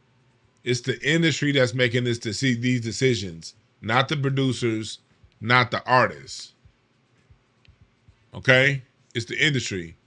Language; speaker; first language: English; native; English